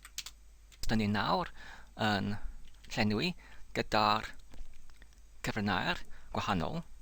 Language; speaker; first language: Welsh; non-native, fluent; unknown